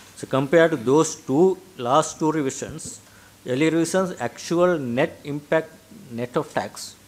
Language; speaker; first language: English; non-native, local second language; Sinhala